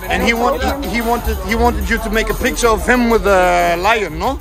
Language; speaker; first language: English; non-native, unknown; German